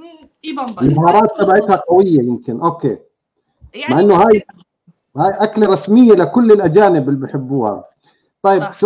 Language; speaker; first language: Arabic; native; Arabic